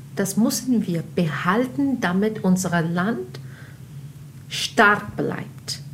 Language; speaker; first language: German; non-native, fluent; Urdu